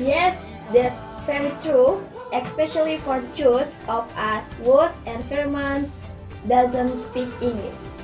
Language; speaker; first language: English; non-native, learner; Indonesian